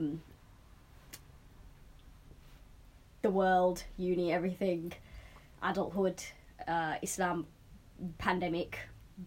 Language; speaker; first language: English; native; English